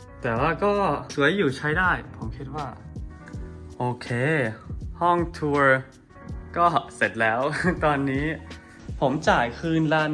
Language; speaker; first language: Thai; non-native, fluent; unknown